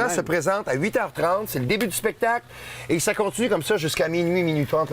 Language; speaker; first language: French; native; French